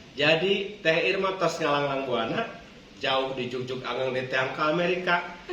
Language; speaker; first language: Sundanese; native; Sundanese